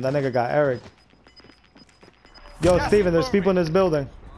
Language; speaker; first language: English; early bilingual, other home language; Spanish